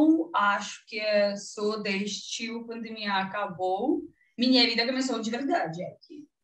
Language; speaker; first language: Portuguese; non-native, learner; Russian